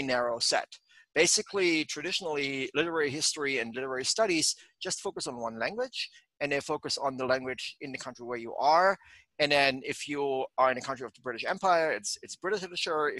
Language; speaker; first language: English; non-native, fluent; German